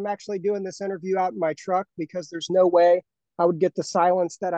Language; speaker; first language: English; native; English